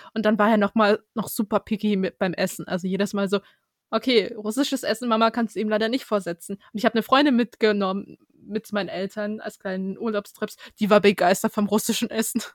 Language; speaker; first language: German; early bilingual, other home language; Russian